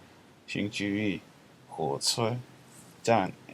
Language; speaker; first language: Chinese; non-native, learner; English